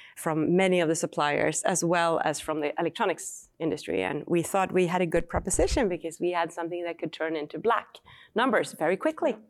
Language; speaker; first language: English; non-native, fluent; Swedish